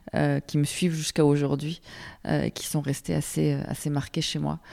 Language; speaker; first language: French; native; French